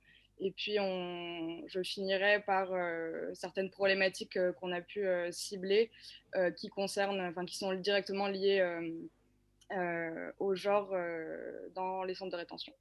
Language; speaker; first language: French; native; French